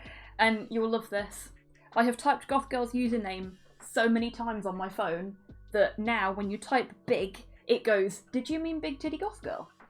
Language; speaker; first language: English; native; English